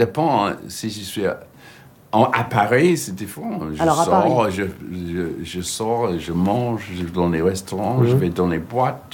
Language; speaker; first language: French; non-native, fluent; English